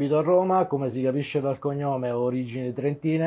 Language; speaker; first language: Italian; native; Italian